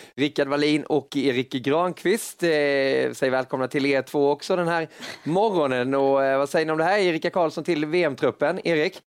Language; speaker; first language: Swedish; native; Swedish